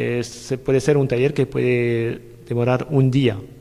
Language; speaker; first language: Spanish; non-native, learner; French